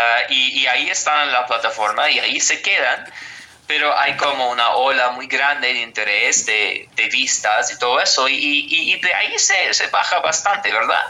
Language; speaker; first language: Spanish; non-native, fluent; English